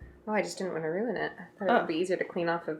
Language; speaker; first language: English; native; English